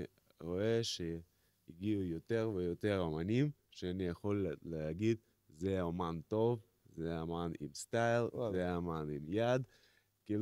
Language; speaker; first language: Hebrew; non-native, fluent; Russian